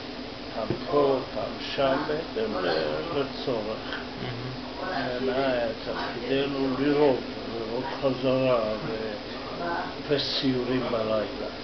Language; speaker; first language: Hebrew; non-native, fluent; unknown